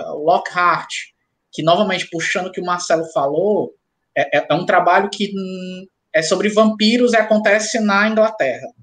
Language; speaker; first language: Portuguese; native; Portuguese